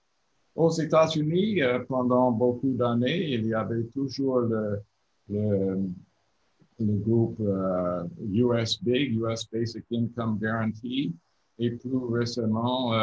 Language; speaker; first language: French; non-native, learner; English